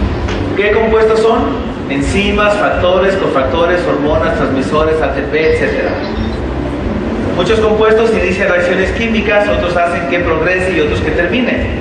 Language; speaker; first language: Spanish; native; Spanish